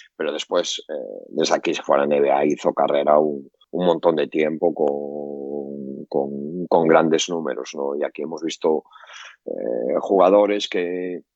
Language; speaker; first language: Spanish; native; Spanish